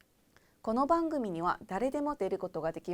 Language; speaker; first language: Japanese; non-native, fluent; Korean